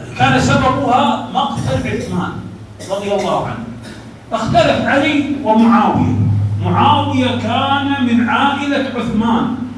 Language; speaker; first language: Arabic; native; Arabic